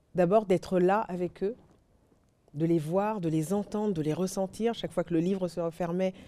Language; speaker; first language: French; native; French